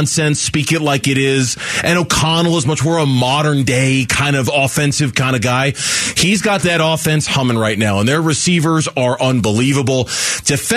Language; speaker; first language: English; native; English